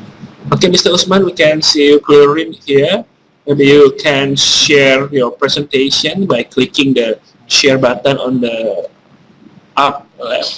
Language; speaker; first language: English; non-native, fluent; Indonesian